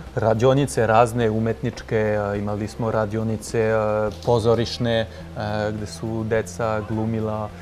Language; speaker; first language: Serbian; non-native, fluent; French